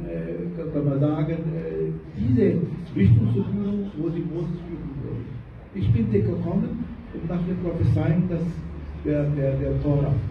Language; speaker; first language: German; non-native, fluent; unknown